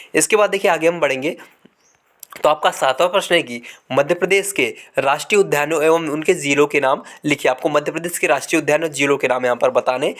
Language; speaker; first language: Hindi; native; Hindi